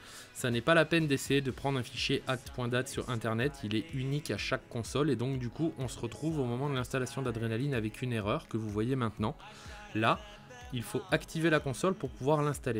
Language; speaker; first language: French; native; French